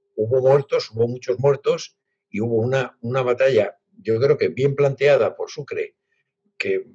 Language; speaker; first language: Spanish; native; Spanish